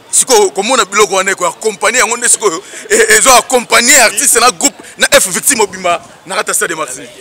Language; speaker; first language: Lingala; native; Lingala